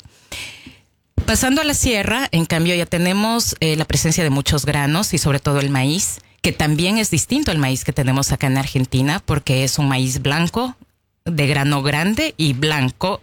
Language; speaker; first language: Spanish; native; Spanish